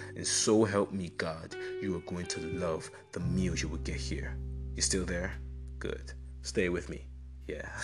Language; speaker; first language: English; non-native, local second language; Igbo